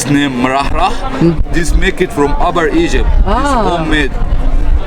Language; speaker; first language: English; non-native, learner; Arabic